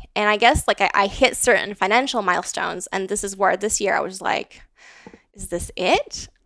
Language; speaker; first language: English; non-native, fluent; Latvian